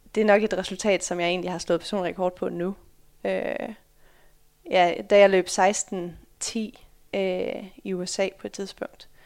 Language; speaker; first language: Danish; early bilingual, other home language; Dutch